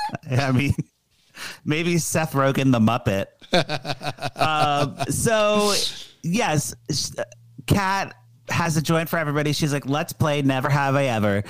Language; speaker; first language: English; native; English